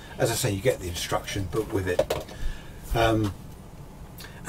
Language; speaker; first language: English; native; English